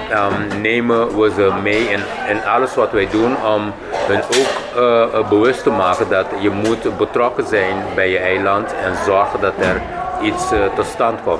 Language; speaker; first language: Dutch; non-native, local second language; Papiamento